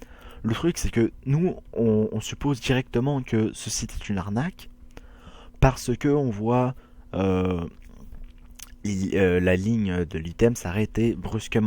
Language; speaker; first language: French; native; French